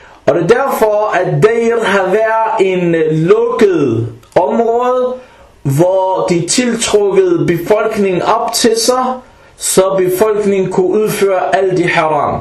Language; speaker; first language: Danish; non-native, fluent; Arabic